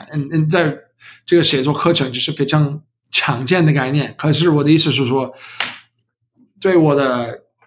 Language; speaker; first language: Chinese; non-native, learner; English